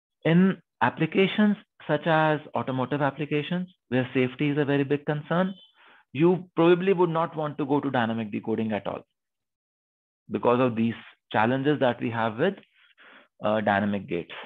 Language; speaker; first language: English; non-native, local second language; Hindi